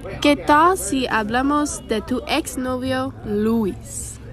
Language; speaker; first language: Spanish; non-native, learner; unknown